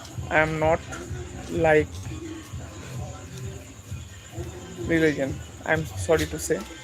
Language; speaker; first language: English; non-native, local second language; Bangla